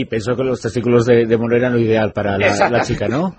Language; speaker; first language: Spanish; native; Spanish